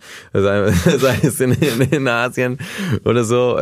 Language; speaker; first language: German; early bilingual, heritage; German